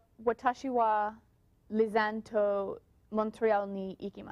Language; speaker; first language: Japanese; non-native, learner; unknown